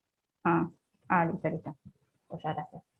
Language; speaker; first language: Spanish; native; Spanish